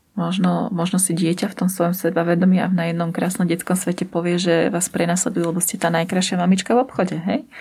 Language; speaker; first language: Slovak; native; Slovak